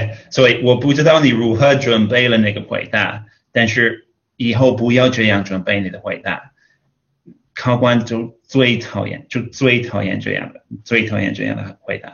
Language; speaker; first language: Chinese; non-native, fluent; English